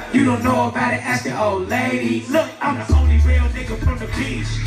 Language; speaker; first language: English; native; English